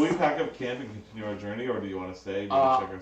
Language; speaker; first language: English; native; English